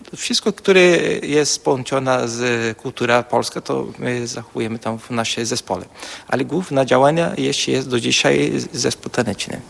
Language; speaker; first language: Polish; early bilingual, heritage; Polish